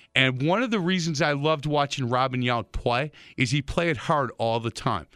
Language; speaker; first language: English; native; English